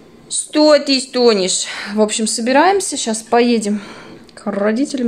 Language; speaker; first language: Russian; native; Russian